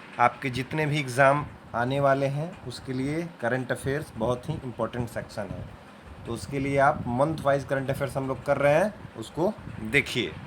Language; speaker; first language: Hindi; native; Hindi